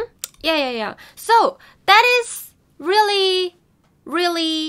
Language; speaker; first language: English; non-native, learner; Korean